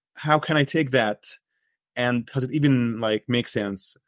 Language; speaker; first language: English; non-native, fluent; Arabic